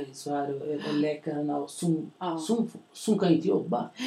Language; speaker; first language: Swedish; non-native, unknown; Portuguese